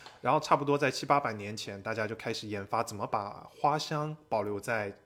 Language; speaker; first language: Chinese; native; Chinese